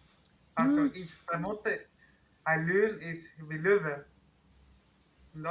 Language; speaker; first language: German; non-native, learner; Spanish